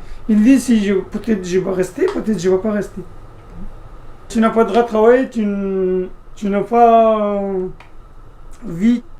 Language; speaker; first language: French; non-native, learner; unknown